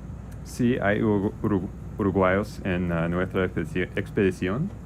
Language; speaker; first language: Spanish; non-native, learner; English